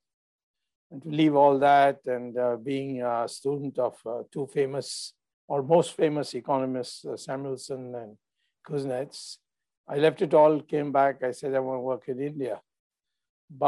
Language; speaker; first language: English; non-native, local second language; Tamil